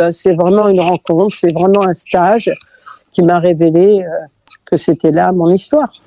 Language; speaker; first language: French; early bilingual, other home language; Catalan